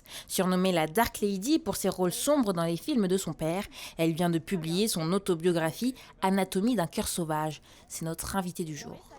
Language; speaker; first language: French; native; French